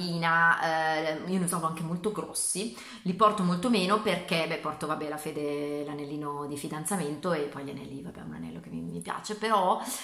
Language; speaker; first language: Italian; native; Italian